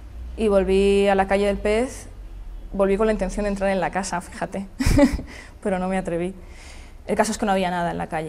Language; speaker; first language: Spanish; native; Spanish